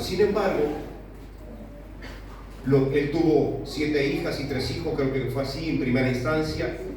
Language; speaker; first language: Spanish; native; Spanish